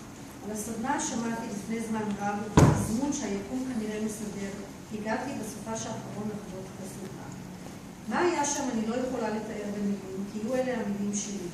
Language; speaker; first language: Hebrew; native; Hebrew